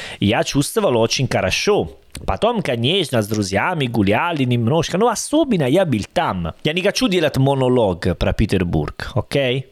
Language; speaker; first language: Russian; non-native, learner; Italian